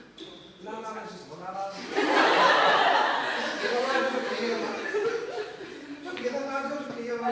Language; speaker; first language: Chinese; non-native, fluent; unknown